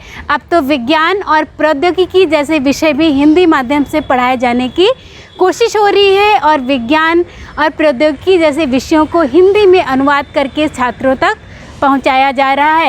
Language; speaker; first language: Hindi; native; Hindi